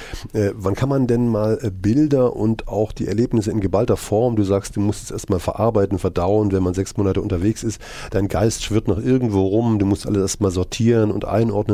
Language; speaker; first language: German; native; German